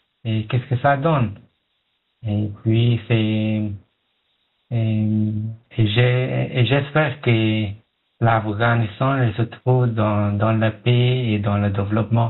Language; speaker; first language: French; non-native, learner; Pashto